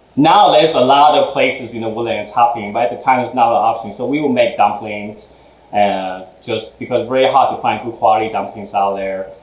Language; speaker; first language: English; early bilingual, other home language; Chinese